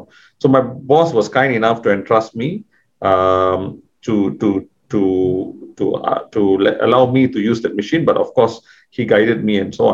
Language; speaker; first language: English; non-native, local second language; Tamil